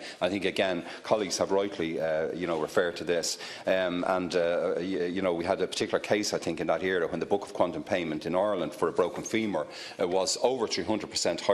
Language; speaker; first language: English; native; English